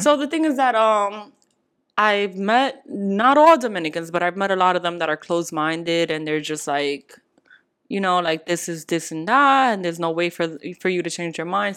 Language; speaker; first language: English; early bilingual, other home language; Spanish